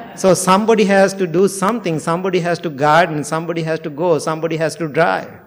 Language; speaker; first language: English; non-native, fluent; Sinhala